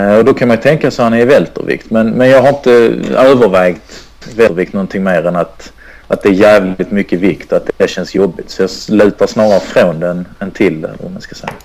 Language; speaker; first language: Swedish; native; Swedish